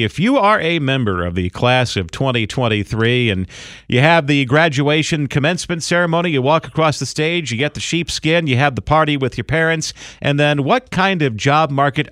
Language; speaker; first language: English; native; English